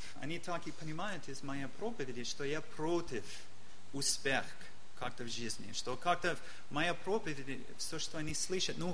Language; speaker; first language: Russian; non-native, learner; English